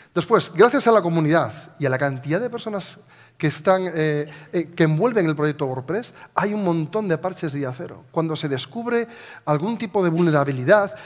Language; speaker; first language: Spanish; native; Spanish